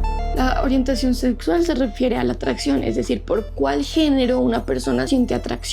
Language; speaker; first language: Spanish; native; Spanish